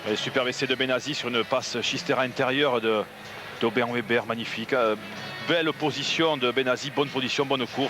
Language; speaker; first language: French; native; French